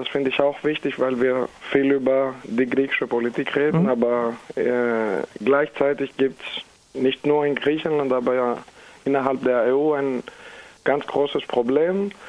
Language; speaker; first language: German; non-native, fluent; Greek